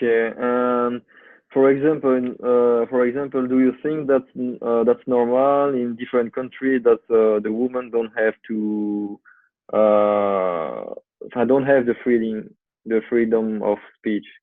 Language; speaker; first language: English; non-native, learner; French